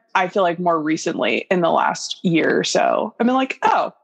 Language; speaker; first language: English; native; English